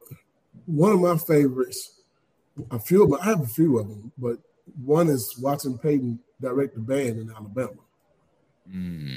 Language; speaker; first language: English; native; English